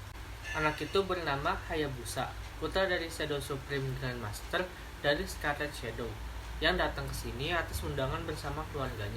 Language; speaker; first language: Indonesian; native; Indonesian